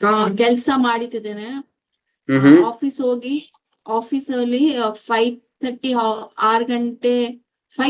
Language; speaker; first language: Kannada; non-native, learner; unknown